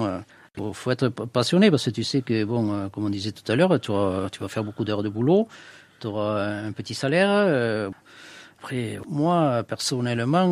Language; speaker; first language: French; native; French